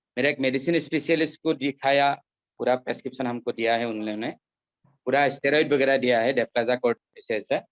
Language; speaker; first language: Hindi; non-native, local second language; Assamese